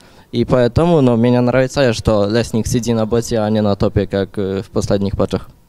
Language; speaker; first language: Russian; non-native, learner; Polish